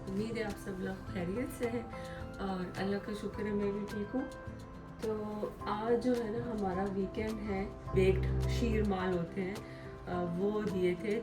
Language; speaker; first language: Urdu; non-native, local second language; Northern Hindko